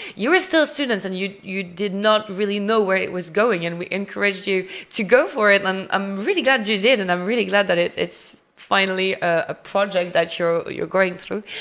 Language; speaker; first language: English; non-native, fluent; French